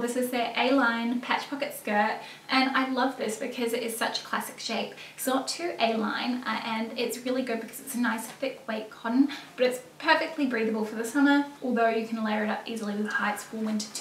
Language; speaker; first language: English; native; English